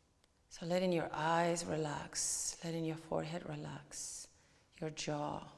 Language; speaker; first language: English; non-native, fluent; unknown